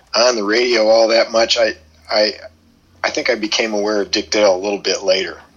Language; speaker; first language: English; native; English